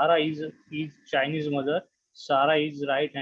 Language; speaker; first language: English; non-native, learner; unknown